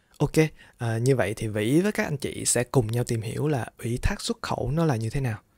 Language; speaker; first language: Vietnamese; native; Vietnamese